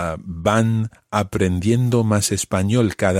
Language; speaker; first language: Spanish; non-native, fluent; English